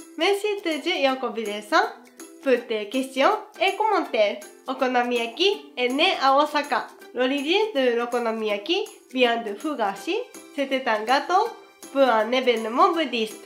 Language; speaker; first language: French; non-native, fluent; Japanese